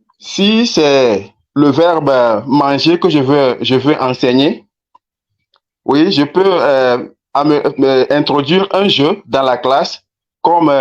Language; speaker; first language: French; non-native, fluent; Ewe